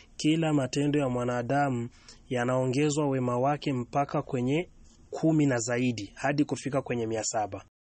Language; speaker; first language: Swahili; native; Swahili